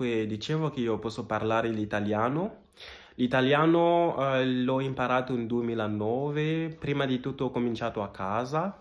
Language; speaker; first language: Italian; non-native, fluent; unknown